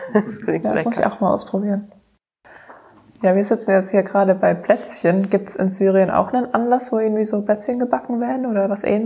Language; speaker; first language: German; native; German